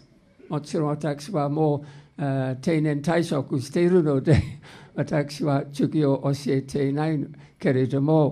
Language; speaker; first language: Japanese; non-native, fluent; English